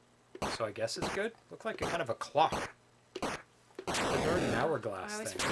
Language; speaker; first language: English; native; English